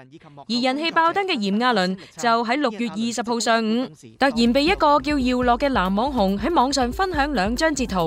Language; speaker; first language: Chinese; native; Chinese